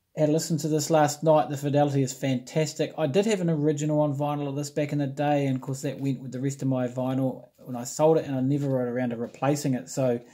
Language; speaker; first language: English; native; English